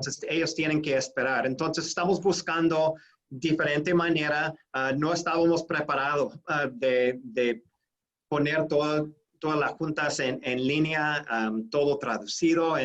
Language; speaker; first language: Spanish; non-native, fluent; English